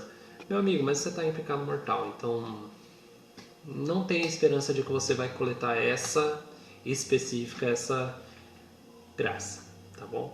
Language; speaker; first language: Portuguese; native; Portuguese